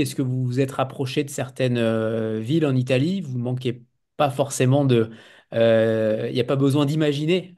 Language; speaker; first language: French; native; French